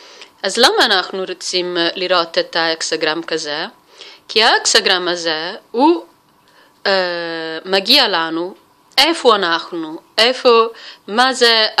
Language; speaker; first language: Hebrew; non-native, fluent; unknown